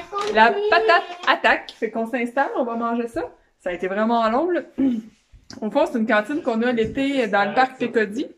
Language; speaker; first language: French; native; French